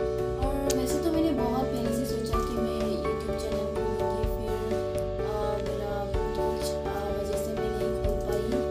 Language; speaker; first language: Hindi; non-native, local second language; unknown